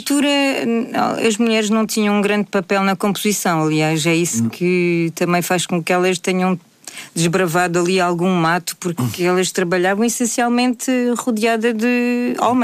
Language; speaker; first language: Portuguese; native; Portuguese